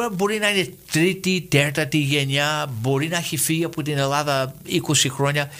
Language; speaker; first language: Greek; early bilingual, heritage; Greek